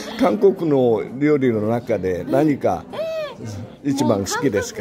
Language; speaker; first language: Japanese; non-native, learner; Korean